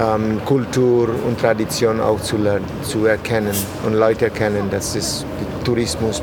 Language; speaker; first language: German; non-native, learner; Spanish